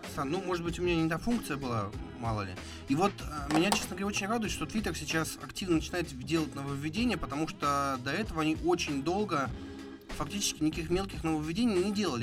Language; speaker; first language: Russian; native; Russian